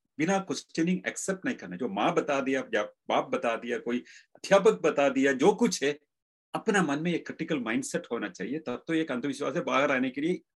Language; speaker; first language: Hindi; non-native, local second language; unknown